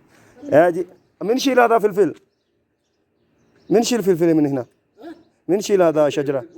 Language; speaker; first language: Arabic; non-native, learner; Punjabi